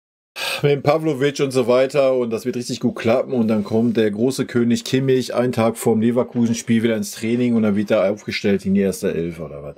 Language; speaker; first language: German; native; German